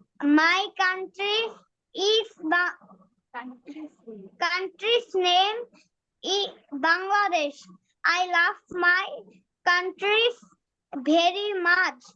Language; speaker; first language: English; non-native, learner; Bangla